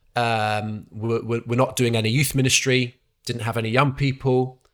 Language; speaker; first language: English; native; English